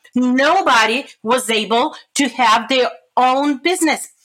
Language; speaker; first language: English; non-native, fluent; Bulgarian